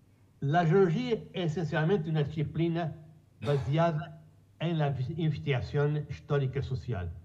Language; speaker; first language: Spanish; non-native, learner; Portuguese